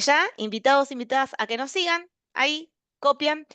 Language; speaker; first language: Spanish; native; Spanish